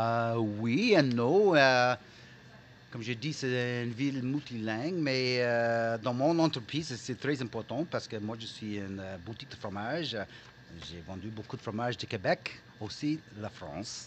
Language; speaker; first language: French; non-native, local second language; English